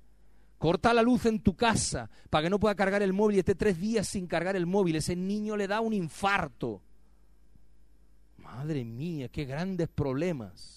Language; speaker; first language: Spanish; native; Spanish